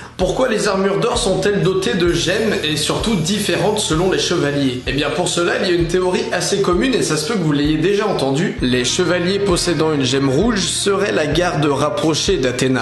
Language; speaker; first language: French; native; French